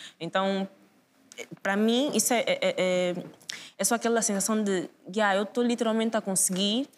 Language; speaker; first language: Portuguese; native; Portuguese